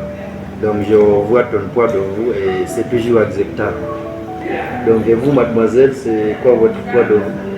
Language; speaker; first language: French; non-native, fluent; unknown